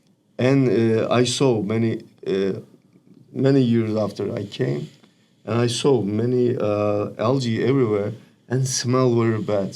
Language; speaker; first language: English; non-native, learner; Turkish